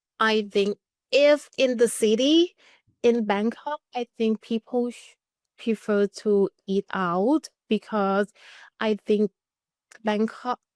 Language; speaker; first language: English; non-native, learner; Thai